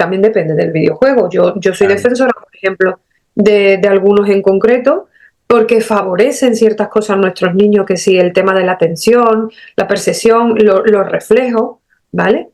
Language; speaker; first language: Spanish; native; Spanish